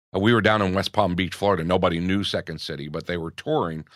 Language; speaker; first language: English; native; English